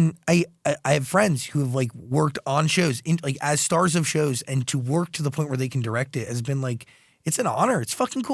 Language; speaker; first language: English; native; English